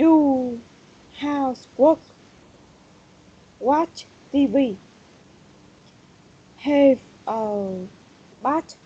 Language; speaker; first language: English; non-native, learner; Vietnamese